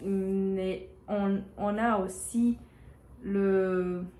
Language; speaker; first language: French; non-native, learner; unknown